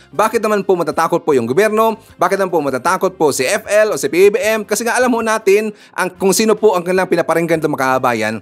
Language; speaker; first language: Filipino; non-native, local second language; Cebuano